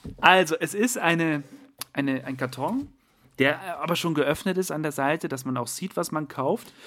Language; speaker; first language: German; native; German